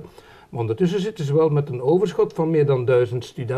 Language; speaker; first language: Dutch; native; Dutch